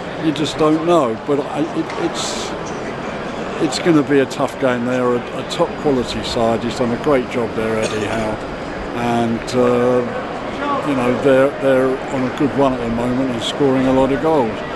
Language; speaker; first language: English; native; English